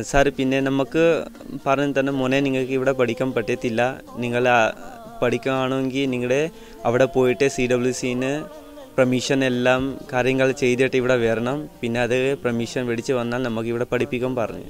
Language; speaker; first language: Malayalam; early bilingual, other home language; Hindi